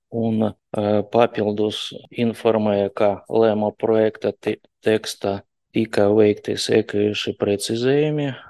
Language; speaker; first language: Latvian; non-native, local second language; Russian